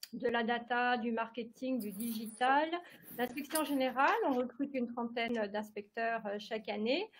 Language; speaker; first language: French; native; French